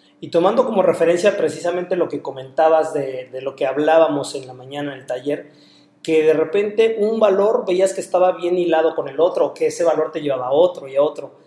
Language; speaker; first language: Spanish; native; Spanish